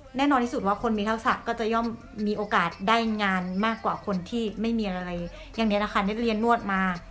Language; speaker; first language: Thai; native; Thai